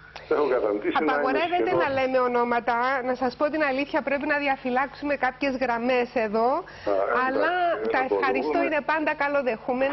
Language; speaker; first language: Greek; native; Greek